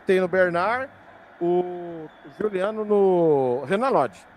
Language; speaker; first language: Portuguese; native; Portuguese